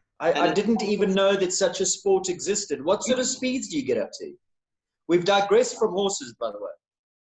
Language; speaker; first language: English; native; English